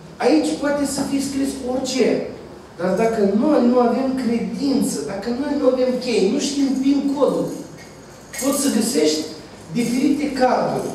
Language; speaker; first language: Romanian; non-native, fluent; Russian